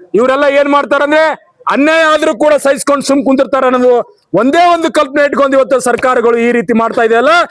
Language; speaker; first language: Kannada; non-native, local second language; Urdu